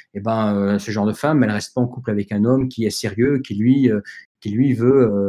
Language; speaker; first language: French; early bilingual, other home language; Dutch